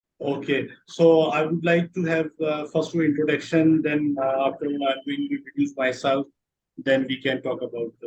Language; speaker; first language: English; non-native, local second language; Urdu